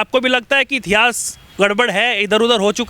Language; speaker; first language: Hindi; native; Hindi